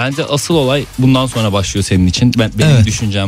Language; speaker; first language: Turkish; native; Turkish